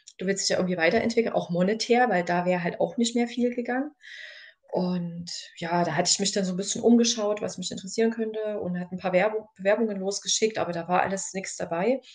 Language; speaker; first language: German; native; German